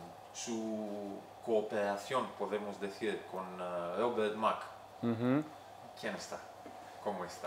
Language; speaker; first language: Spanish; non-native, learner; Greek